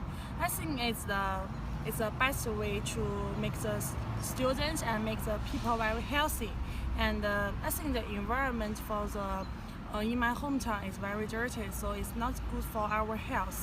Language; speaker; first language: English; non-native, learner; Chinese